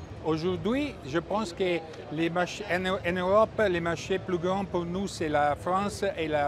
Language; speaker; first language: French; non-native, fluent; Italian